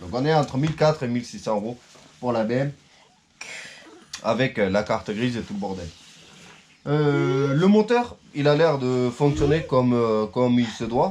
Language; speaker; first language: French; native; French